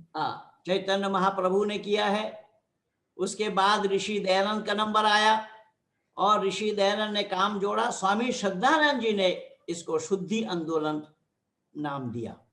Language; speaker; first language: Hindi; non-native, local second language; Bangla